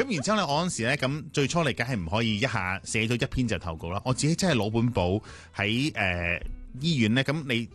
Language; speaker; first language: Cantonese; native; Cantonese